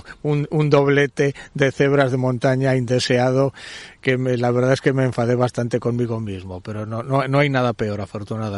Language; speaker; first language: Spanish; native; Spanish